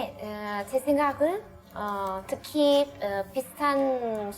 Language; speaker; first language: Korean; non-native, learner; Italian